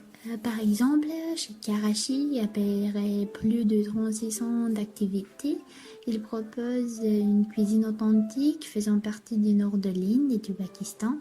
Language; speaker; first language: French; non-native, learner; Romanian